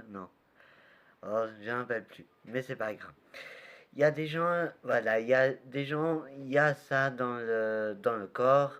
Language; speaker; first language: French; non-native, learner; Portuguese